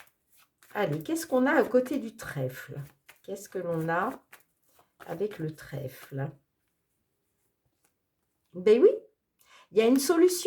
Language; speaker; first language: French; native; French